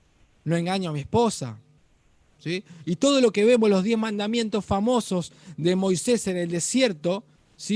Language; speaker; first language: Spanish; native; Spanish